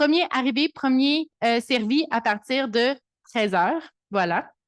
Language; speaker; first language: French; native; French